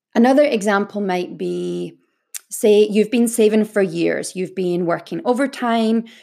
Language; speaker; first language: English; native; English